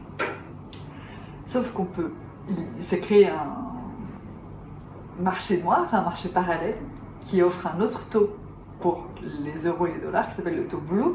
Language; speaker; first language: French; native; French